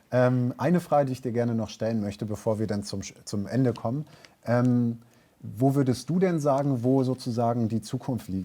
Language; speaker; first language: German; native; German